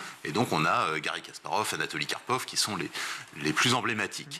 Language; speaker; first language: French; native; French